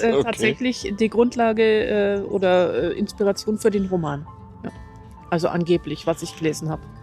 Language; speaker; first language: German; native; German